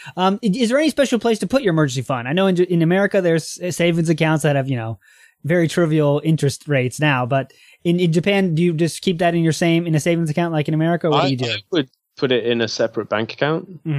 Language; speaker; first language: English; native; English